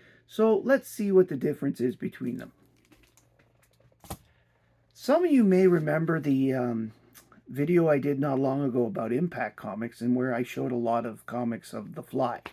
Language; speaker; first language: English; native; English